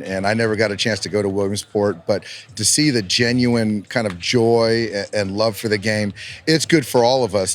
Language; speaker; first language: English; native; English